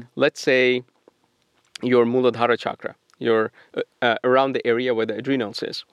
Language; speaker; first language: English; non-native, local second language; Bangla